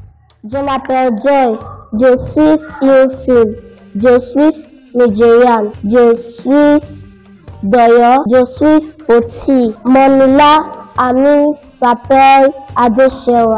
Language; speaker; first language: French; non-native, learner; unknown